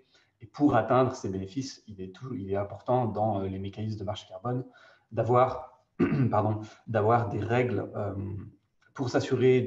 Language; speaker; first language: French; native; French